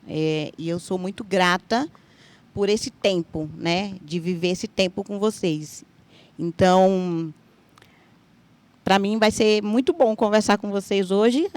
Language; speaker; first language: Portuguese; native; Portuguese